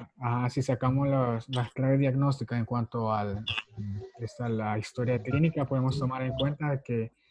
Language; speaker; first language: Spanish; native; Spanish